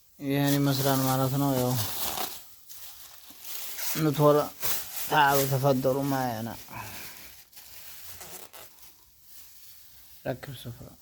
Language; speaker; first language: Arabic; non-native, learner; Amharic